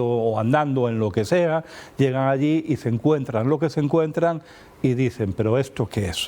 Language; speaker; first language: Spanish; native; Spanish